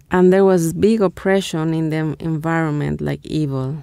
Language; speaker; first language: English; non-native, fluent; Spanish